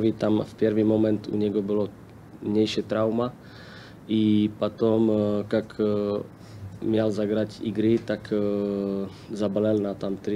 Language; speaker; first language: Russian; non-native, learner; Slovak